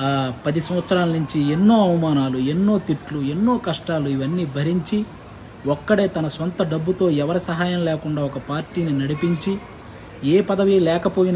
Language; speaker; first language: Telugu; native; Telugu